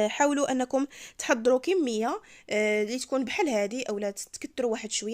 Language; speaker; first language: Arabic; native; Arabic